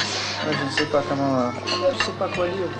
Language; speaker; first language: French; non-native, fluent; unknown